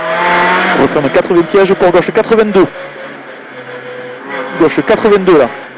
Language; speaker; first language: French; native; French